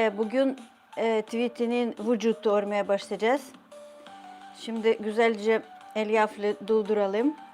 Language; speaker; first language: Turkish; non-native, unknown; Ukrainian